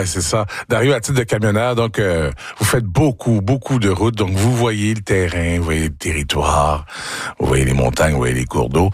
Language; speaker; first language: French; native; French